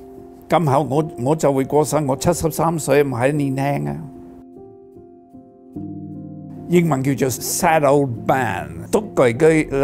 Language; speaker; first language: Chinese; non-native, fluent; English